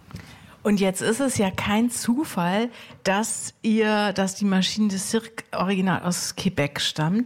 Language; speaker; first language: German; native; German